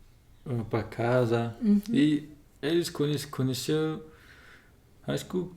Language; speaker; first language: Portuguese; non-native, learner; Russian